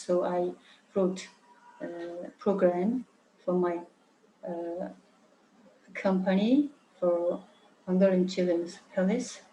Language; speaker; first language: English; non-native, learner; Mongolian